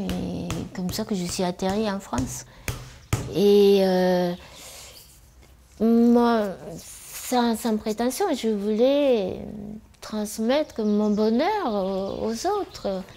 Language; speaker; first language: French; non-native, fluent; Japanese